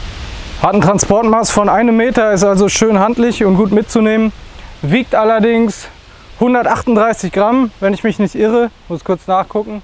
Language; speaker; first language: German; native; German